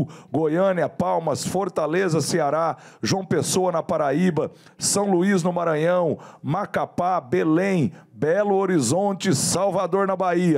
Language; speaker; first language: Portuguese; native; Portuguese